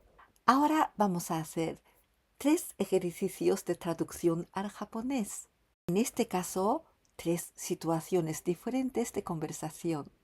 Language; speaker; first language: Spanish; non-native, fluent; Japanese